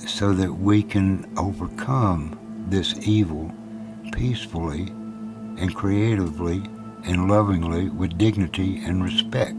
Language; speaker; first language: English; native; English